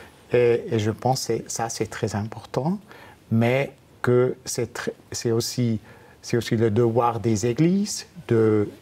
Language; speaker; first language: French; non-native, fluent; German